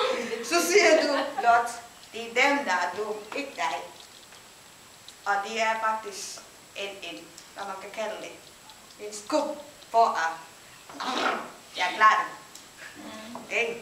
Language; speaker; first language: Danish; non-native, learner; Filipino